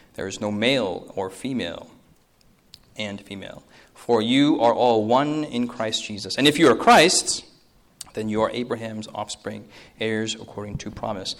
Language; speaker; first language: English; early bilingual, other home language; Korean